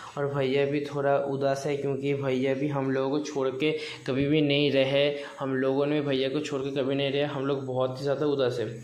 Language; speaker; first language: Hindi; non-native, local second language; Bangla